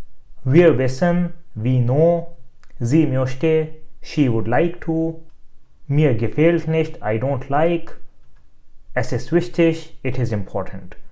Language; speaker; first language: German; non-native, fluent; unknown